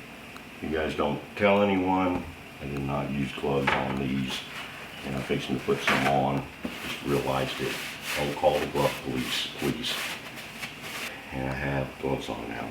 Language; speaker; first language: English; native; English